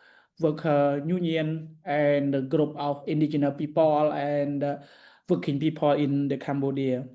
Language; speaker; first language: English; non-native, learner; Khmer